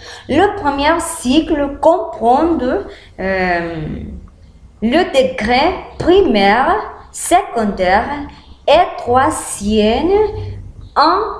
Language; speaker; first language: French; non-native, learner; Spanish